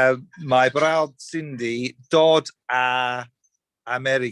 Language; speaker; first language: Welsh; non-native, learner; English